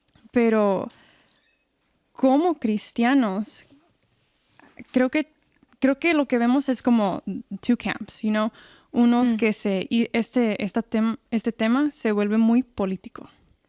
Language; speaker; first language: Spanish; early bilingual, heritage; Spanish